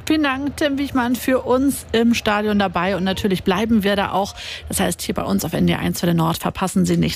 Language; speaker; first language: German; native; German